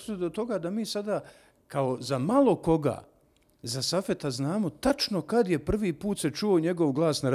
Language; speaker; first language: Serbian; native; Serbian